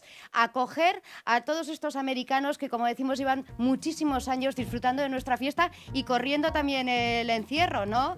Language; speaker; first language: Spanish; native; Spanish